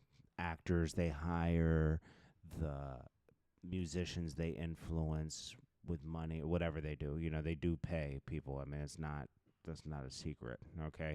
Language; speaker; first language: English; native; English